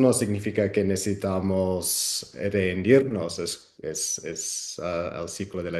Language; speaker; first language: Spanish; non-native, fluent; Dutch